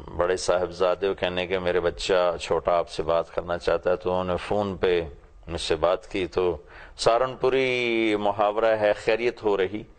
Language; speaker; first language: Urdu; non-native, local second language; Punjabi